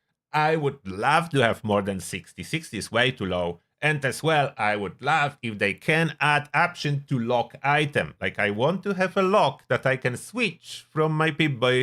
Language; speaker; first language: English; non-native, fluent; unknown